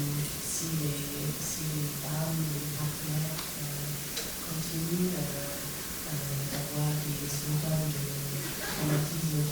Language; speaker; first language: French; non-native, fluent; English